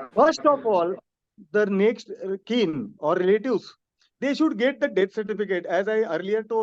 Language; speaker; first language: English; non-native, local second language; Hindi